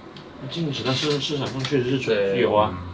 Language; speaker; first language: Chinese; native; Chinese